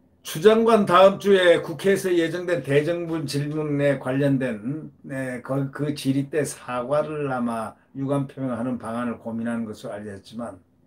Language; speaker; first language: Korean; native; Korean